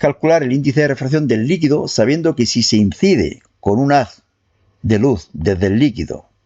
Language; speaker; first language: Spanish; native; Spanish